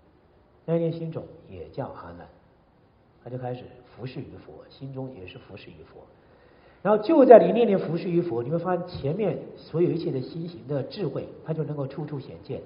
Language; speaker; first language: Chinese; native; Chinese